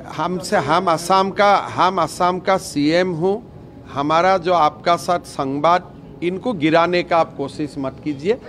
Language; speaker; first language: Hindi; non-native, local second language; Assamese